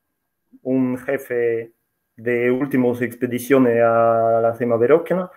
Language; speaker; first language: Spanish; non-native, fluent; Russian